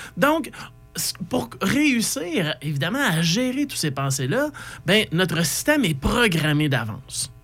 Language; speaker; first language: French; native; French